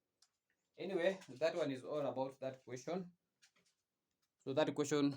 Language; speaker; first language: English; non-native, local second language; Swahili